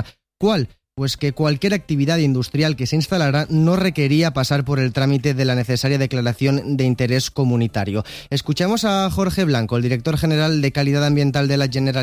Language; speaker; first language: Spanish; native; Spanish